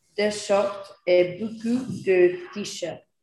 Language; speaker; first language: French; non-native, learner; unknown